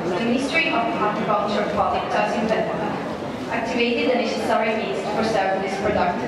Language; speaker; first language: English; non-native, learner; Italian